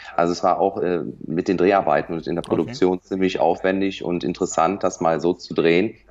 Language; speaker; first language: German; native; German